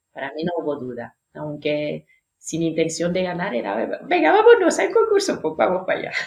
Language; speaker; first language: Spanish; non-native, fluent; French